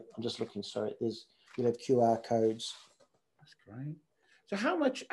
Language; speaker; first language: English; native; English